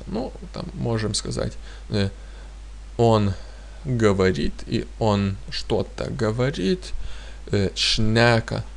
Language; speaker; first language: Russian; non-native, fluent; Lithuanian